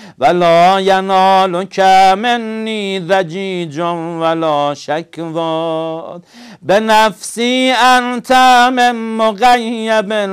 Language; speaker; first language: Arabic; non-native, fluent; Persian